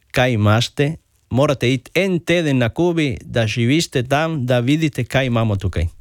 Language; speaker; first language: Slovenian; non-native, learner; Spanish